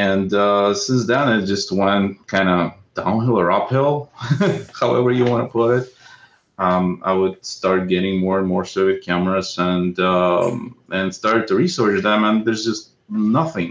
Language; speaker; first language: English; non-native, fluent; Russian